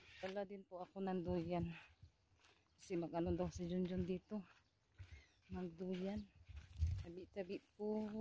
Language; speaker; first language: Filipino; non-native, local second language; Cebuano